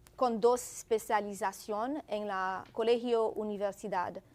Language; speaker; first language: Spanish; non-native, learner; Haitian Creole